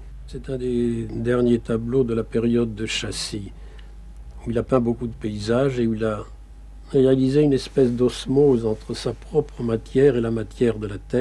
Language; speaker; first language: French; native; French